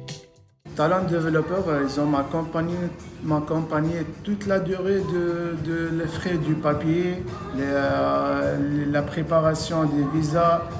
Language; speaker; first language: French; non-native, local second language; Arabic